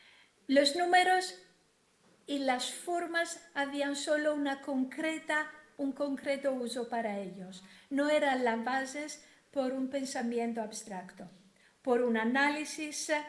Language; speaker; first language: Spanish; non-native, fluent; Greek